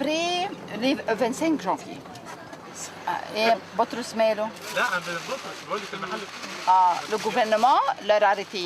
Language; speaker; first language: French; non-native, learner; Arabic